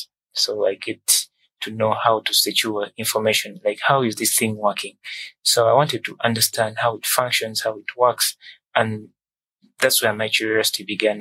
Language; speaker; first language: English; non-native, local second language; Ganda